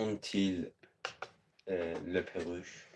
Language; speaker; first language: French; non-native, learner; Azerbaijani